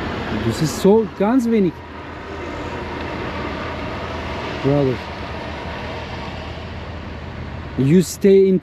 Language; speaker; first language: English; non-native, learner; Turkish